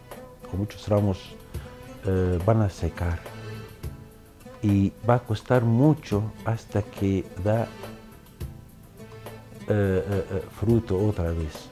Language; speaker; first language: Spanish; non-native, fluent; Arabic